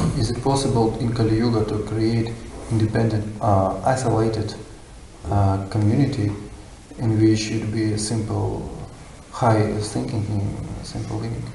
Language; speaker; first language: English; non-native, fluent; Russian